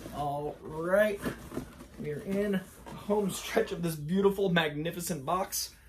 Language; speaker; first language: English; native; English